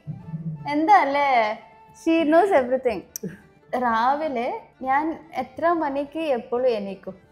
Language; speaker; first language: Malayalam; non-native, learner; Kannada